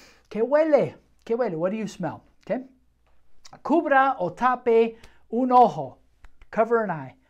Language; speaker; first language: Spanish; non-native, fluent; English